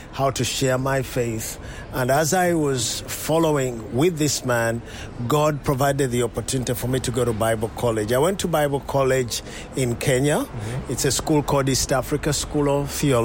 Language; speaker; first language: English; non-native, local second language; Ganda